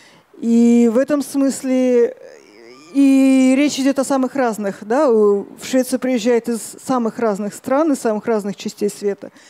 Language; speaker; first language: Russian; native; Russian